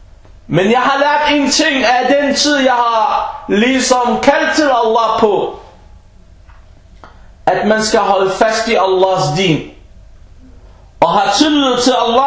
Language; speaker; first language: Danish; early bilingual, other home language; Arabic